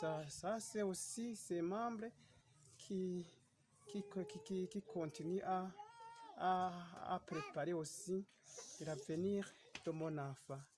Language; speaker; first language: French; non-native, local second language; Rundi